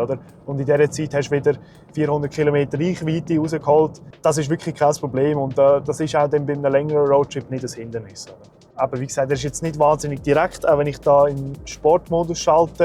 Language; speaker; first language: German; native; German